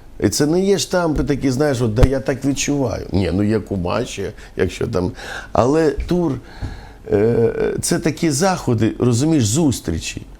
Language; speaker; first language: Ukrainian; non-native, local second language; Romany